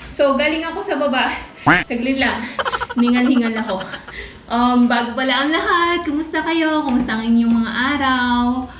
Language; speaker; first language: Filipino; native; Filipino